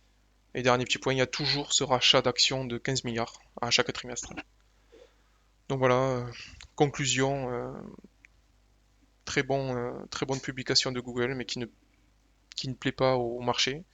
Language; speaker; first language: French; native; French